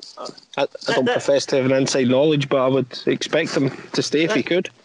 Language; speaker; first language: English; native; English